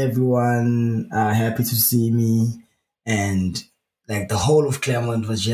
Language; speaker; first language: English; non-native, local second language; Zulu